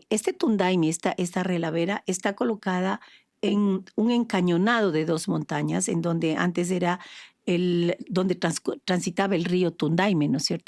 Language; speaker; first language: Spanish; native; Spanish